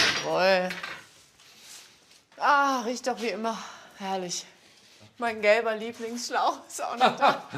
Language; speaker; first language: German; native; German